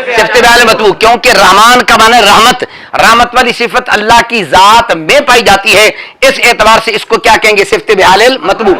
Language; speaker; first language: Urdu; non-native, local second language; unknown